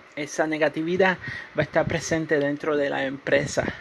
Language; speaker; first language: Spanish; native; Spanish